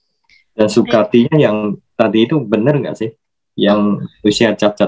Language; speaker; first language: Indonesian; native; Indonesian